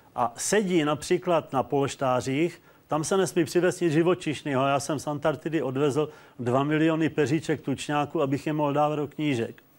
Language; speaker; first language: Czech; native; Czech